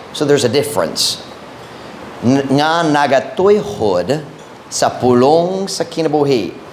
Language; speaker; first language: Cebuano; non-native, fluent; English